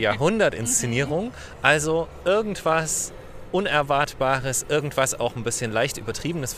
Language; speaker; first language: German; native; German